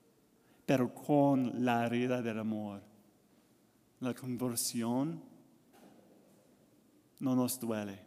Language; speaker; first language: Spanish; non-native, learner; English